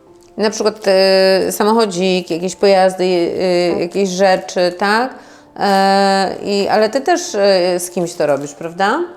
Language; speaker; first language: Polish; native; Polish